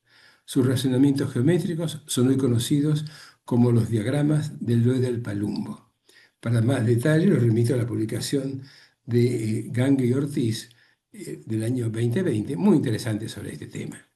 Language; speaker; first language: Spanish; native; Spanish